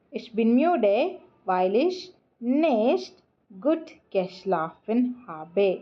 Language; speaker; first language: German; non-native, fluent; Malayalam